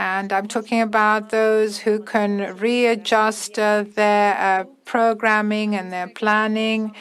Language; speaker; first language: English; non-native, fluent; German